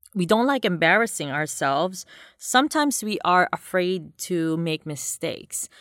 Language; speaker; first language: English; non-native, local second language; Cebuano